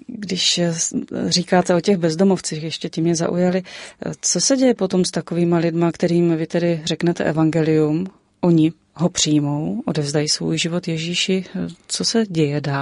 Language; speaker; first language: Czech; native; Czech